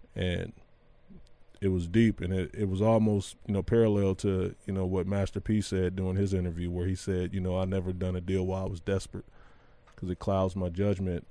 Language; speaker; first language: English; native; English